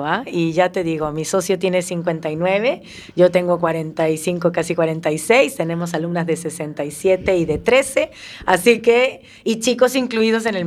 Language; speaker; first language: Spanish; native; Spanish